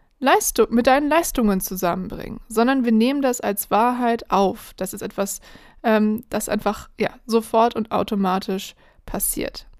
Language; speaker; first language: German; native; German